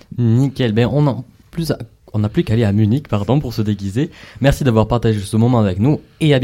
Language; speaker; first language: French; native; French